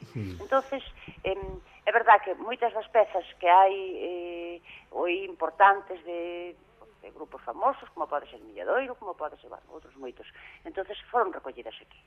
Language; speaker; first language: Galician; native; Galician